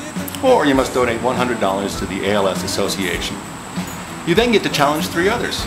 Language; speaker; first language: English; native; English